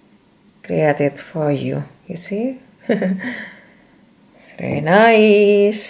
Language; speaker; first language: English; non-native, learner; Indonesian